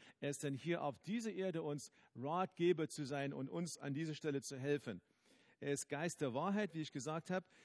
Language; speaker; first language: German; non-native, fluent; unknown